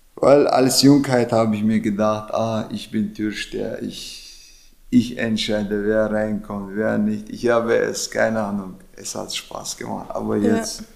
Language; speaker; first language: German; early bilingual, other home language; Russian